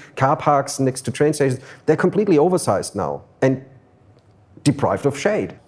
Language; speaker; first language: English; non-native, fluent; German